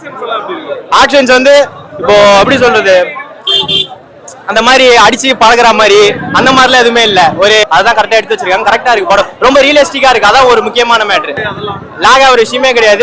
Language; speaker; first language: Tamil; native; Tamil